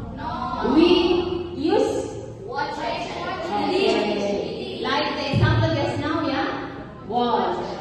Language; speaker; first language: English; non-native, learner; Indonesian